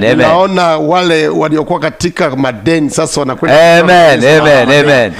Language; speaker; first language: Swahili; native; Swahili